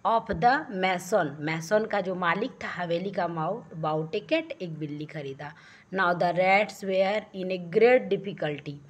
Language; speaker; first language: Hindi; native; Hindi